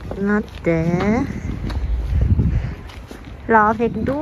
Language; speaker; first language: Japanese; non-native, fluent; Thai